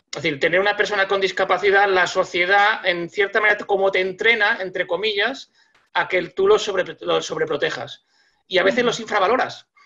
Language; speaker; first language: Spanish; native; Spanish